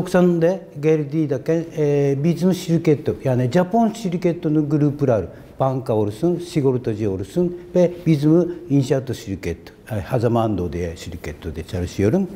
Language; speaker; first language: Turkish; non-native, learner; Japanese